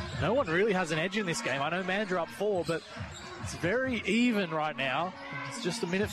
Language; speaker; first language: English; native; English